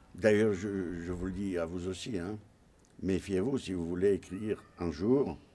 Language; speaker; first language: French; non-native, fluent; Romanian